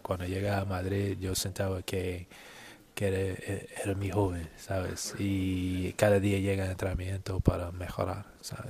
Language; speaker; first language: Spanish; non-native, learner; English